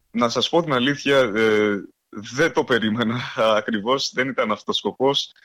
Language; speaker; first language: Greek; early bilingual, heritage; Greek